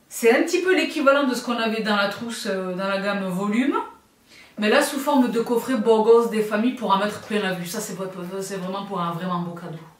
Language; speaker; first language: French; native; French